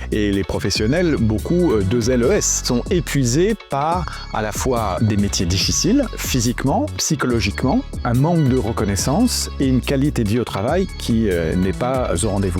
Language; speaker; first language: French; native; French